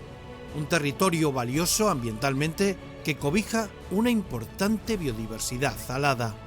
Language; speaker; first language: Spanish; native; Spanish